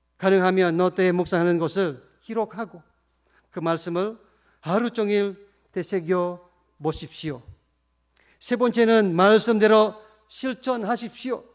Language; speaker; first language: Korean; non-native, fluent; Indonesian